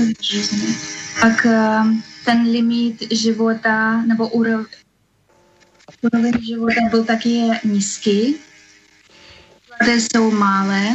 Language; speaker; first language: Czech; non-native, learner; Russian